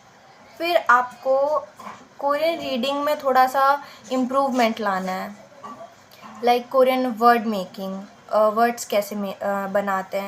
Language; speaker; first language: Hindi; native; Hindi